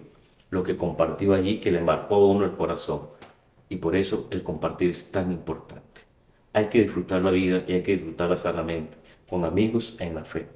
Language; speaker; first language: Spanish; native; Spanish